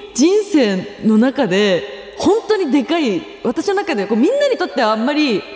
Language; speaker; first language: Japanese; native; Japanese